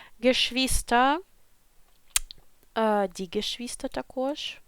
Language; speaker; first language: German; non-native, fluent; Ukrainian